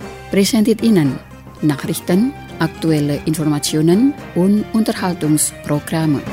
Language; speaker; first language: German; non-native, fluent; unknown